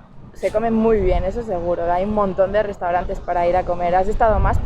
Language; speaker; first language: Spanish; native; Spanish